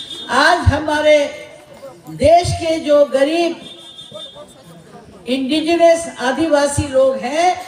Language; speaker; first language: Hindi; non-native, local second language; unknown